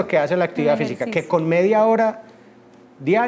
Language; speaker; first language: Spanish; native; Spanish